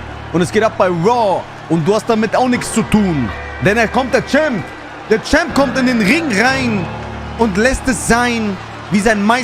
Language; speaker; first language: German; native; German